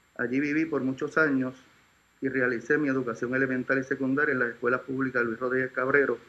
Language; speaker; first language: Spanish; native; Spanish